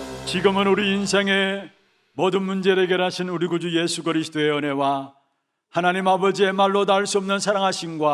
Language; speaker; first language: Korean; native; Korean